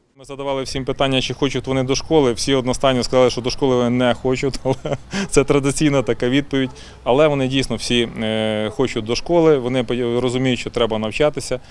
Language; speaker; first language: Ukrainian; native; Ukrainian